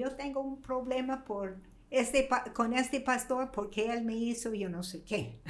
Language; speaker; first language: Spanish; non-native, fluent; English